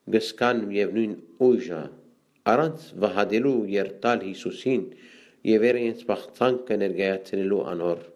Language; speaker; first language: Armenian; early bilingual, heritage; Armenian